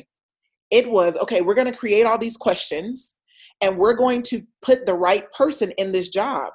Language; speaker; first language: English; native; English